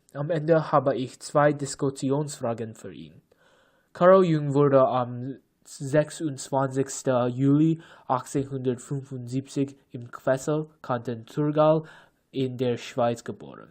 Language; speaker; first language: German; non-native, learner; English